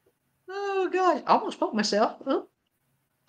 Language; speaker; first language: English; native; English